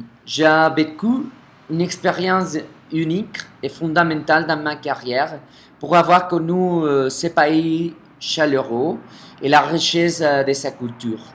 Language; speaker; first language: French; non-native, fluent; Spanish